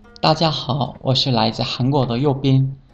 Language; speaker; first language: Chinese; non-native, learner; Korean